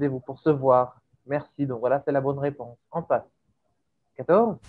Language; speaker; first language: French; native; French